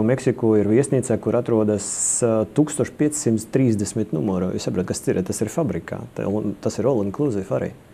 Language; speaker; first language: Latvian; non-native, local second language; Russian